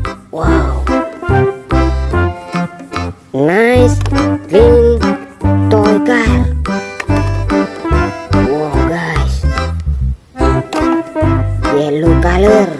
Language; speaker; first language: English; non-native, learner; Indonesian